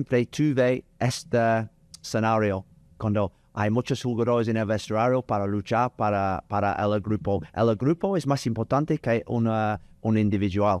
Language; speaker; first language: Spanish; non-native, learner; English